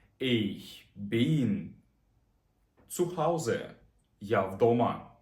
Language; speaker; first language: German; non-native, fluent; Ukrainian